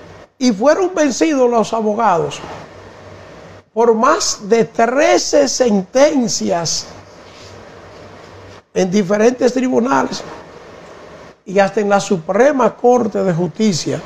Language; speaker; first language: Spanish; native; Spanish